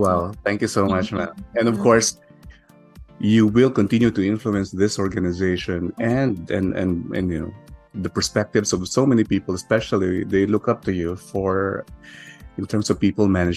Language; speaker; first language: English; non-native, local second language; Filipino